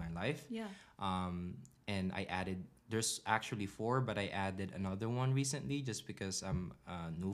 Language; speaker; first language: English; non-native, local second language; Filipino